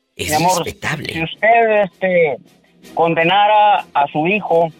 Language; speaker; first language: Spanish; native; Spanish